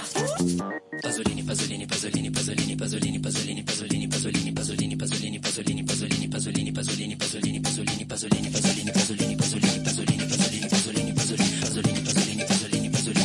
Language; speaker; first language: Italian; native; Italian